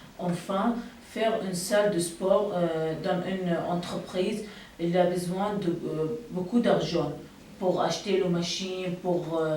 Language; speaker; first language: French; non-native, learner; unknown